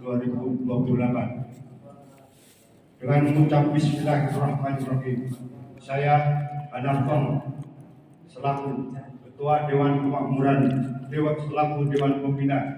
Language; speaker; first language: Indonesian; native; Indonesian